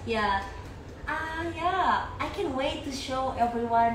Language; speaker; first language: English; non-native, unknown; Indonesian